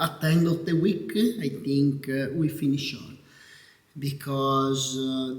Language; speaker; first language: English; non-native, learner; Italian